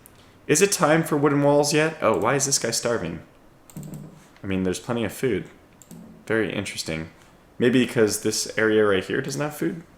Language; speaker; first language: English; native; English